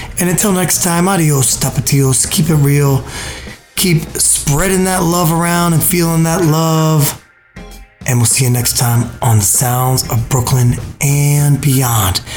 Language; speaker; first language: English; native; English